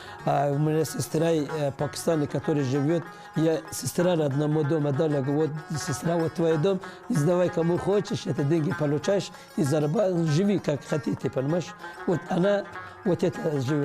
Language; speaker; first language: Russian; non-native, learner; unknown